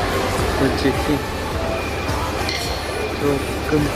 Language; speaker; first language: Korean; native; Korean